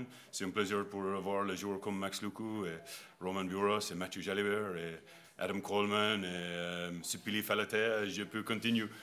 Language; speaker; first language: French; non-native, learner; English